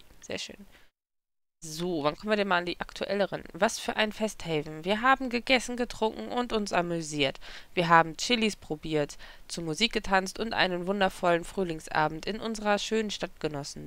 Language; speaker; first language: German; native; German